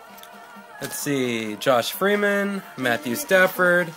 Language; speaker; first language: English; native; English